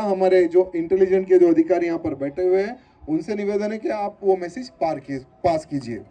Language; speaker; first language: Hindi; non-native, local second language; Telugu